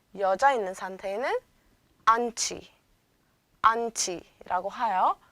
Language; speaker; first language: Korean; non-native, fluent; Amharic